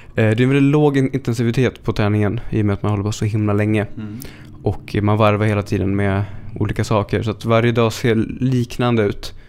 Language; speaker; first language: Swedish; native; Swedish